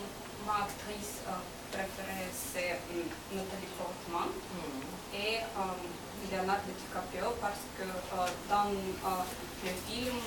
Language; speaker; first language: French; non-native, learner; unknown